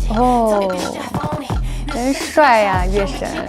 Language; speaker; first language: Chinese; native; Chinese